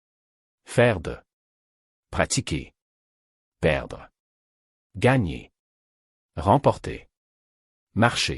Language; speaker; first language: French; non-native, fluent; Arabic